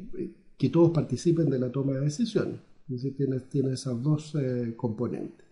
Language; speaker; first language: Spanish; native; Spanish